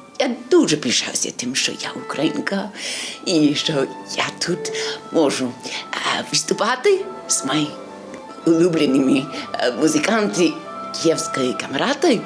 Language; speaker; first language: Ukrainian; non-native, learner; English